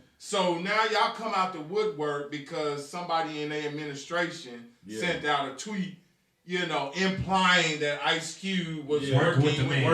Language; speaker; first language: English; native; English